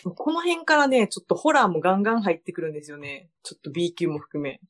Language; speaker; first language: Japanese; early bilingual, other home language; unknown